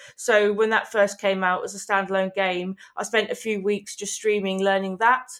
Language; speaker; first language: English; native; English